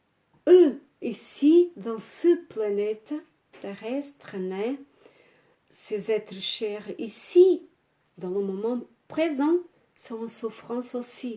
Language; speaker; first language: French; non-native, fluent; Portuguese